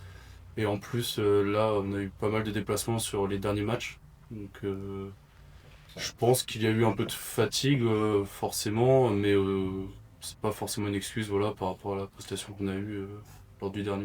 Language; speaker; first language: French; native; French